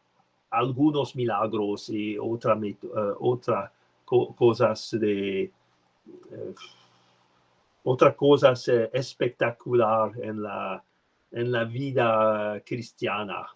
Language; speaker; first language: Spanish; non-native, learner; French